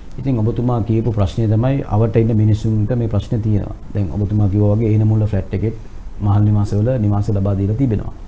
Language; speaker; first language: Sinhala; non-native, local second language; Tamil